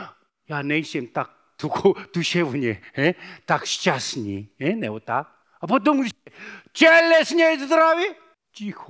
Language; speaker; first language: Czech; non-native, fluent; Korean